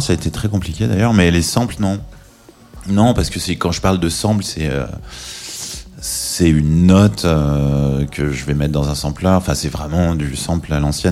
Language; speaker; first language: French; native; French